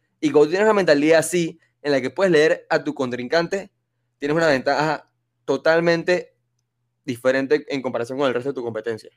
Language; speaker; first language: Spanish; native; Spanish